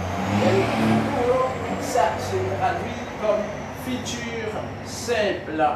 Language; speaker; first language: French; non-native, local second language; Haitian Creole